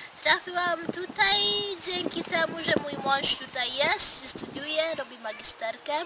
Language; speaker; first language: Polish; non-native, fluent; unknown